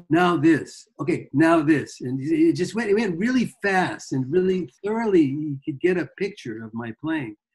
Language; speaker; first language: English; native; English